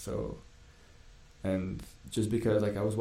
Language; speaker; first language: English; non-native, fluent; Romanian